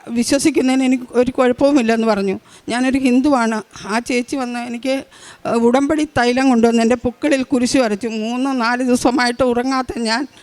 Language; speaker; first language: Malayalam; native; Malayalam